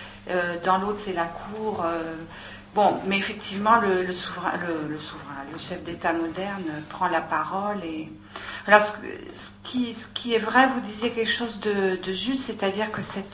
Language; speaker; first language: French; native; French